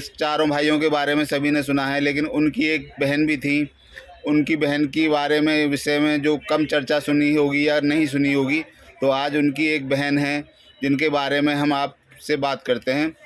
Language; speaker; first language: Hindi; native; Hindi